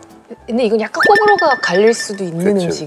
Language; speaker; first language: Korean; native; Korean